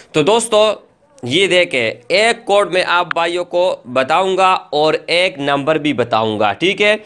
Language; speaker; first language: Urdu; non-native, local second language; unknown